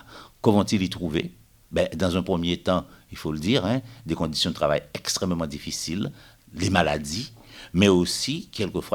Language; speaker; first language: French; native; French